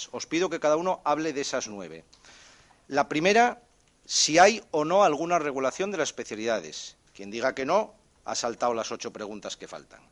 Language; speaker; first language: Spanish; native; Spanish